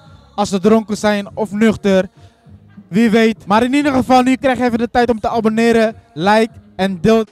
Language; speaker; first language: Dutch; native; Dutch